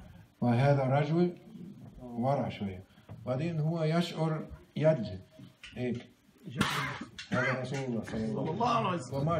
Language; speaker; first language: Arabic; non-native, learner; German